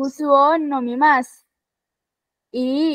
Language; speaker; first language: Japanese; non-native, learner; Sinhala